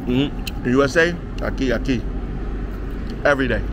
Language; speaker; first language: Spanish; non-native, learner; English